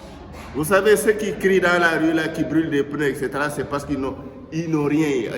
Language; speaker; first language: French; non-native, local second language; Wolof